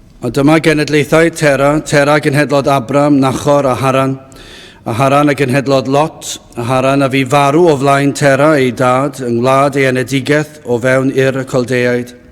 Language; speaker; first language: Welsh; native; Welsh